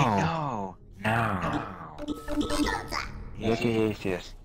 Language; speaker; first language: English; non-native, learner; German